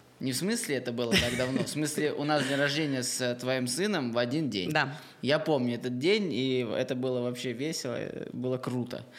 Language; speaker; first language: Russian; native; Russian